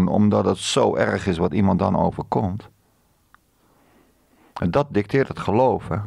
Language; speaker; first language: Dutch; native; Dutch